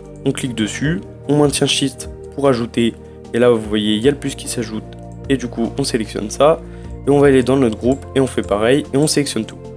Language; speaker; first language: French; native; French